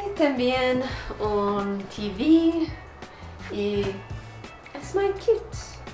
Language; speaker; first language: Spanish; non-native, learner; English